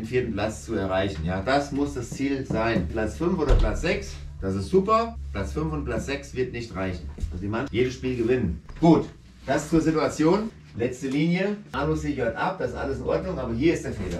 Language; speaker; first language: German; native; German